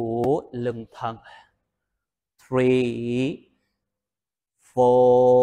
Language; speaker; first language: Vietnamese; non-native, learner; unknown